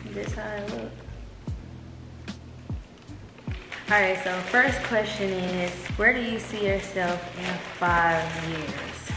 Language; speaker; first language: English; native; English